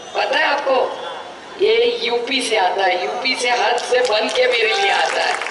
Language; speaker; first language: Hindi; non-native, local second language; Marathi